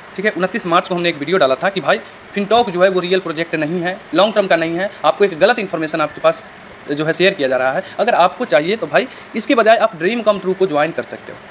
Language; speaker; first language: Hindi; native; Hindi